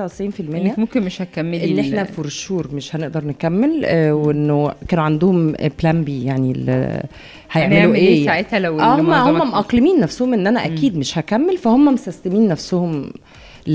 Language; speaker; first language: Arabic; native; Arabic